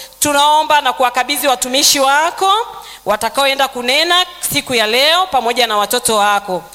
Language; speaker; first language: Swahili; native; Swahili